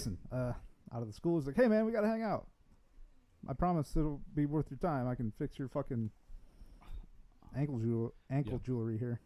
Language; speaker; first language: English; native; English